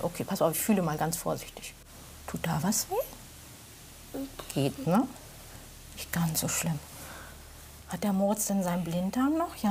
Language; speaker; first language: German; native; German